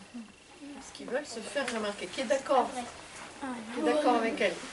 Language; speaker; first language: French; native; French